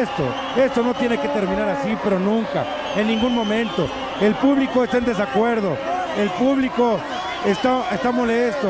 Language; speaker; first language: Spanish; native; Spanish